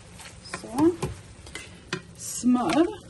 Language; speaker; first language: Swedish; non-native, fluent; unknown